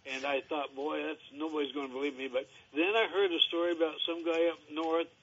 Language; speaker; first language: English; native; English